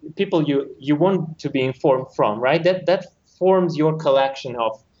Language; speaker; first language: English; non-native, fluent; Russian